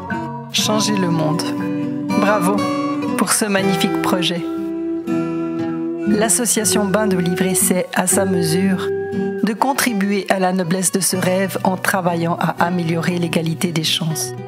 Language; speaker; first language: French; native; French